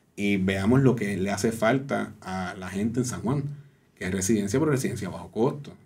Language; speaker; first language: Spanish; native; Spanish